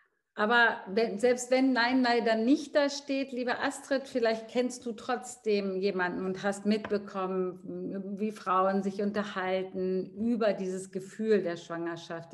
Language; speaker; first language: German; native; German